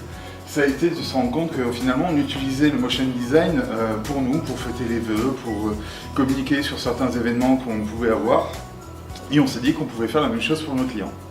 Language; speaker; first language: French; native; French